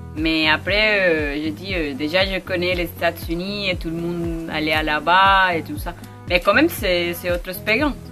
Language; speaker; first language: French; non-native, learner; Spanish